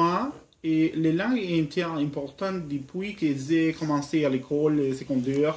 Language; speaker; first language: French; non-native, learner; Spanish